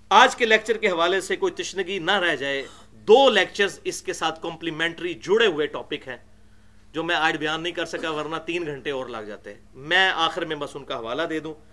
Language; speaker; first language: Urdu; non-native, local second language; Punjabi